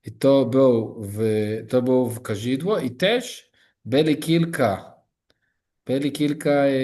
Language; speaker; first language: Polish; non-native, learner; Hebrew